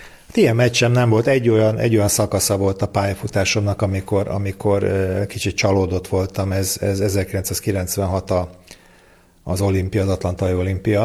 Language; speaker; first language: Hungarian; native; Hungarian